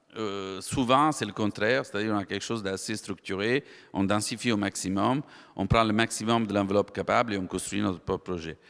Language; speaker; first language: French; non-native, fluent; Italian